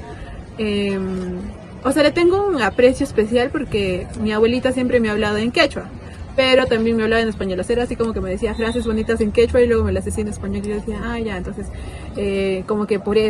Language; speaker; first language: Spanish; native; Spanish